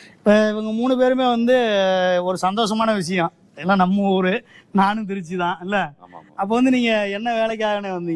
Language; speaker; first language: Tamil; native; Tamil